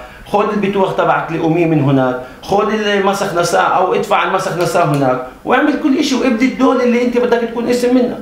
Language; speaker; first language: Arabic; native; Arabic